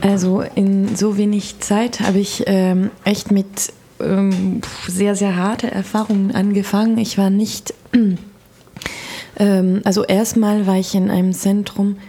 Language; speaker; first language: German; non-native, fluent; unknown